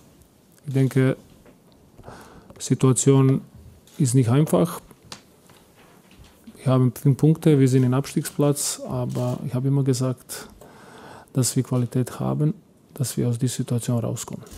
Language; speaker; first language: German; non-native, fluent; Croatian